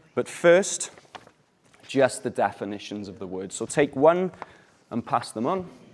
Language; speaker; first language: English; native; English